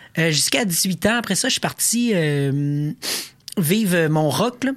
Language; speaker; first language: French; native; French